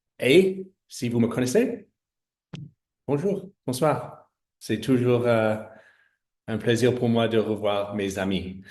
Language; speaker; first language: French; non-native, fluent; English